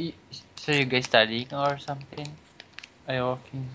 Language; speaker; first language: English; non-native, learner; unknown